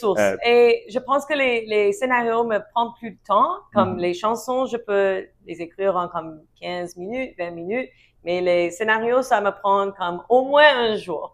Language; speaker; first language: French; non-native, learner; English